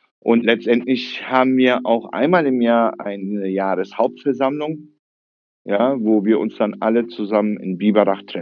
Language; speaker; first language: German; early bilingual, other home language; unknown